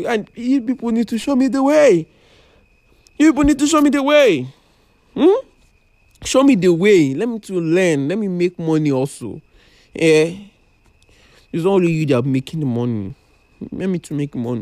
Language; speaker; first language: English; non-native, local second language; Yoruba